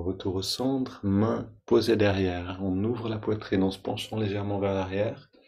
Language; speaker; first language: French; native; French